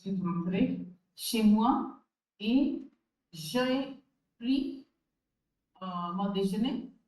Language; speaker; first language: French; non-native, learner; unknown